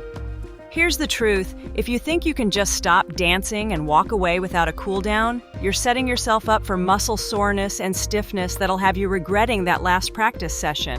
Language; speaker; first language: English; non-native, fluent; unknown